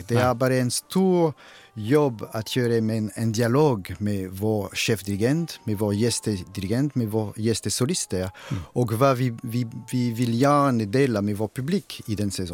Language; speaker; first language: Swedish; non-native, fluent; French